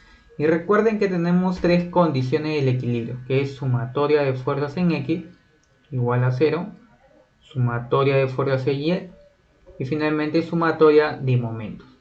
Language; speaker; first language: Spanish; native; Spanish